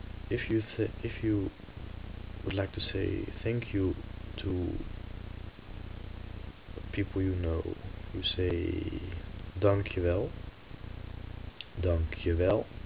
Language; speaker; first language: English; non-native, fluent; Dutch